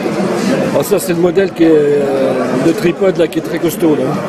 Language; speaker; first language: French; native; French